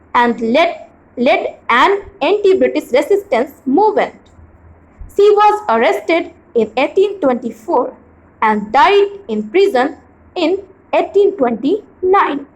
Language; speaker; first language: English; non-native, local second language; Hindi